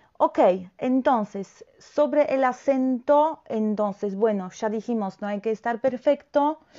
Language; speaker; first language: Spanish; non-native, fluent; Polish